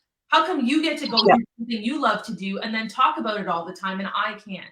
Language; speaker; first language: English; native; English